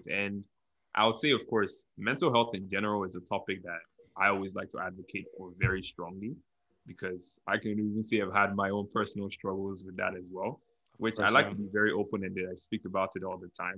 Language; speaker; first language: English; non-native, local second language; Yoruba